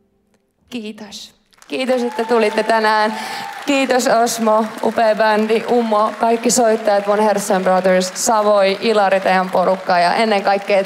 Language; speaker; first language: Finnish; native; Finnish